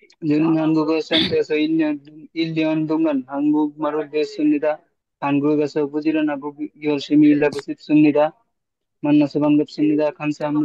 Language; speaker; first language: Korean; non-native, learner; Bangla